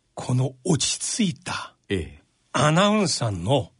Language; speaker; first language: Japanese; non-native, fluent; Chinese